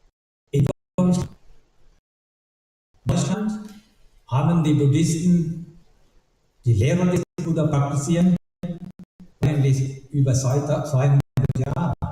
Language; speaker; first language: German; non-native, learner; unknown